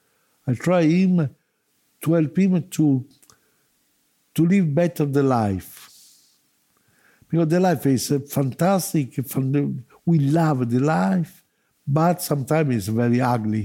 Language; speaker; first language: English; non-native, learner; Italian